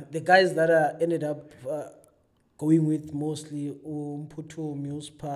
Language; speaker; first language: English; non-native, local second language; Zulu